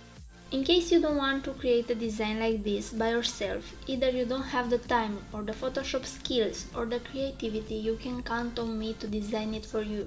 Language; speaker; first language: English; non-native, fluent; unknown